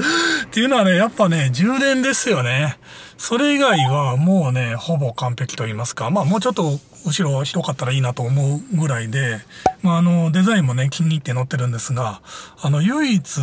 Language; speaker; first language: Japanese; native; Japanese